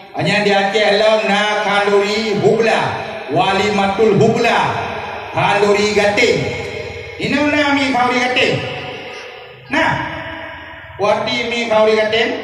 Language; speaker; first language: Malay; non-native, local second language; Achinese